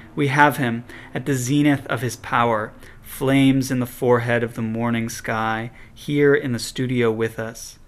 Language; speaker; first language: English; native; English